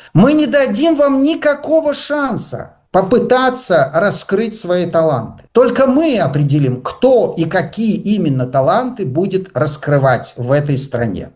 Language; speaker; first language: Russian; native; Russian